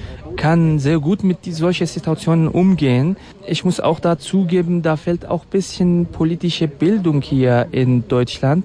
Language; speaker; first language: German; non-native, fluent; Kurdish